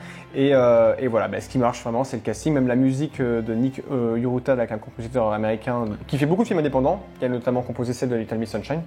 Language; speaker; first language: French; native; French